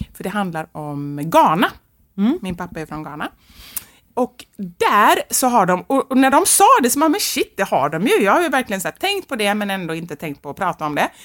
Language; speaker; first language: Swedish; native; Swedish